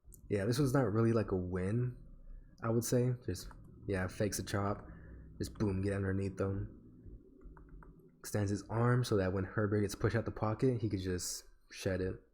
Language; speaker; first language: English; native; English